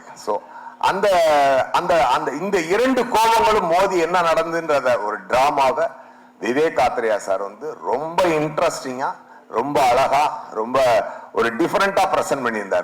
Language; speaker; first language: Tamil; native; Tamil